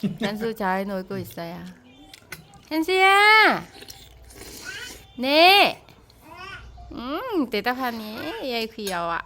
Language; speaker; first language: Korean; non-native, learner; Vietnamese